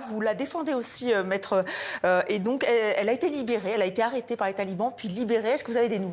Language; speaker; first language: French; native; French